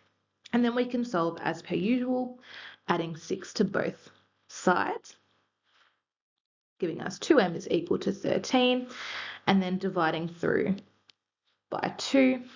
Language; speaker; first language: English; native; English